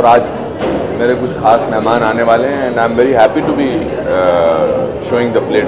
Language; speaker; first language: Hindi; native; Hindi